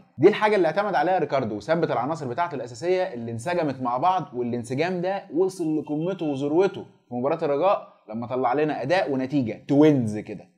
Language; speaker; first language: Arabic; native; Arabic